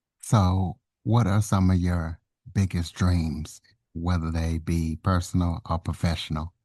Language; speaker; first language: English; native; English